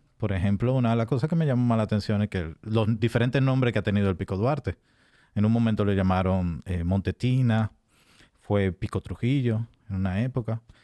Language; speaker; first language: Spanish; native; Spanish